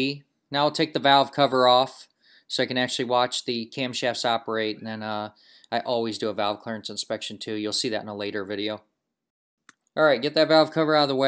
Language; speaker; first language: English; native; English